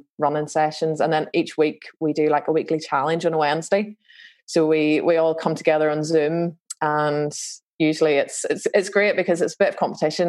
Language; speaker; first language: English; native; English